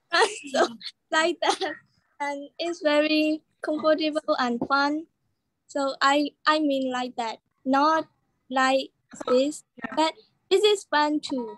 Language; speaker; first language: English; non-native, learner; Burmese